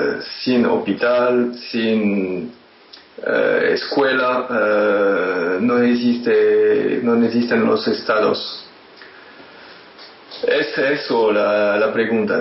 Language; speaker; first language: Spanish; non-native, fluent; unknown